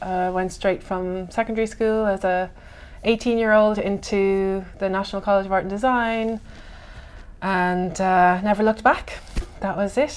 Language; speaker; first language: English; native; English